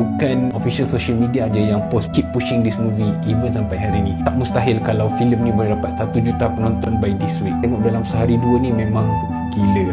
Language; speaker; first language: Malay; native; Malay